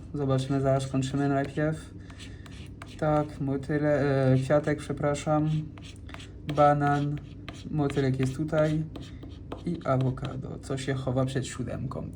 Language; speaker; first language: Polish; non-native, fluent; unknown